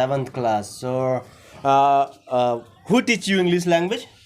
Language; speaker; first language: English; non-native, learner; Hindi